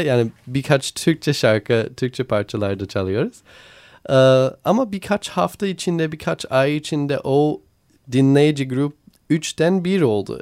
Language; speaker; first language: Turkish; non-native, learner; English